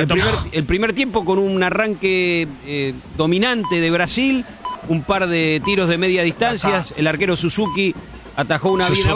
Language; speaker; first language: Spanish; native; Spanish